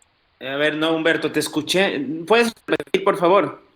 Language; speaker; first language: Spanish; native; Spanish